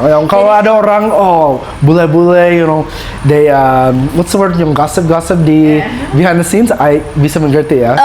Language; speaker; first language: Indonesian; non-native, learner; English